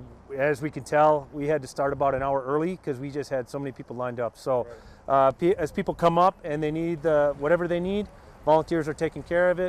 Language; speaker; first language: English; native; English